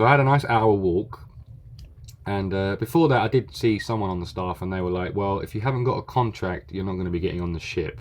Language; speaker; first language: English; native; English